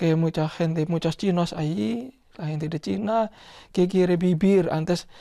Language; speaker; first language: Spanish; non-native, learner; Indonesian